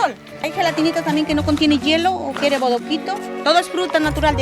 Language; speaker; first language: Spanish; native; Spanish